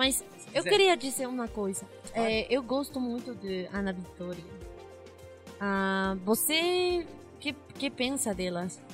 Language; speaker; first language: Portuguese; non-native, learner; Spanish